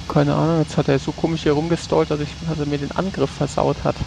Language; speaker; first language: German; native; German